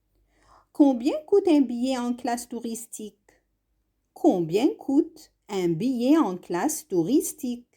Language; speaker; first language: French; non-native, fluent; Arabic